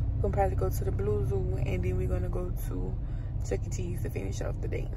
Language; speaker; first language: English; native; English